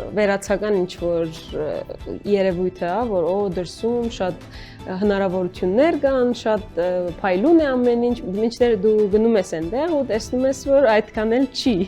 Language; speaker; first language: Armenian; native; Armenian